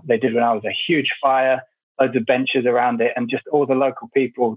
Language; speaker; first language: English; native; English